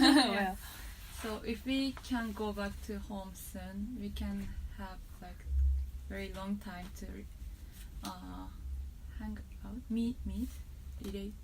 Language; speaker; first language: English; non-native, fluent; Japanese